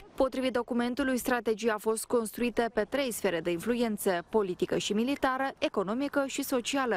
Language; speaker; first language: Romanian; native; Romanian